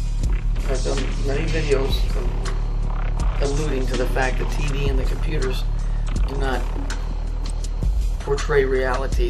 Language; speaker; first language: English; native; English